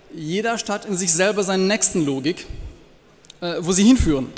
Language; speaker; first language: German; non-native, fluent; French